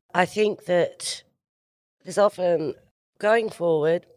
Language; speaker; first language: English; native; English